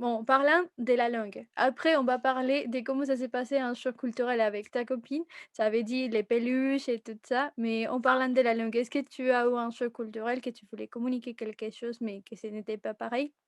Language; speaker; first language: French; non-native, fluent; Spanish